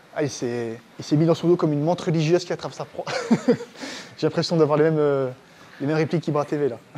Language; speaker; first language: French; native; French